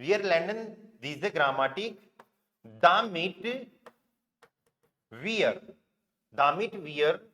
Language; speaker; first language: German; non-native, fluent; Hindi